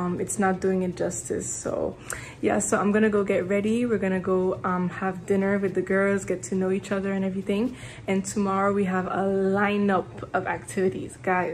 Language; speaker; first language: English; non-native, local second language; French